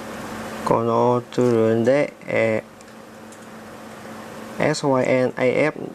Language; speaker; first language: Japanese; non-native, learner; Vietnamese